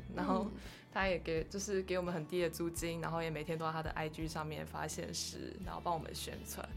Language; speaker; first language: Chinese; native; Chinese